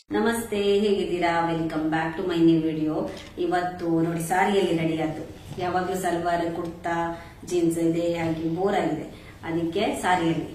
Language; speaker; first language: Kannada; native; Kannada